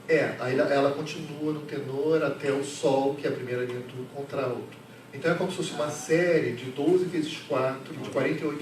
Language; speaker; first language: Portuguese; native; Portuguese